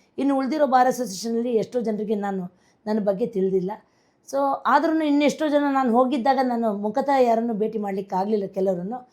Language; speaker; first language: Kannada; non-native, local second language; Konkani